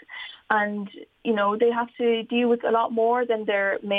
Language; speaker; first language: English; native; English